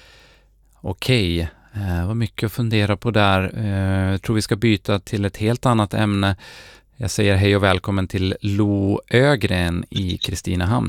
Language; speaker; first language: Swedish; native; Swedish